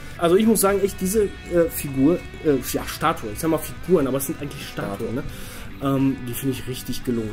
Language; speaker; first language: German; native; German